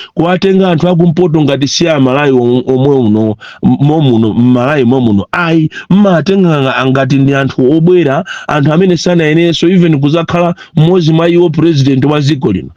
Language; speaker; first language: Nyanja; non-native, local second language; Tumbuka